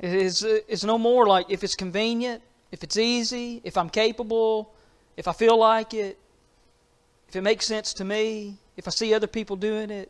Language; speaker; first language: English; native; English